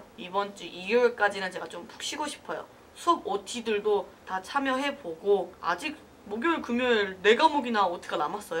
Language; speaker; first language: Korean; native; Korean